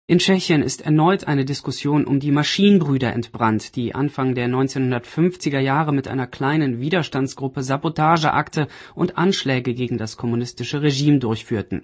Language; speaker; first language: German; native; German